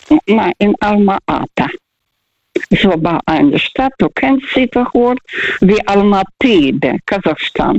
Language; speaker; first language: German; non-native, fluent; Russian